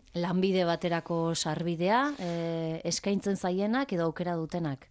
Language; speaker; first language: Basque; native; Basque